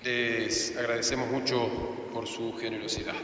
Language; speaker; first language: Spanish; native; Spanish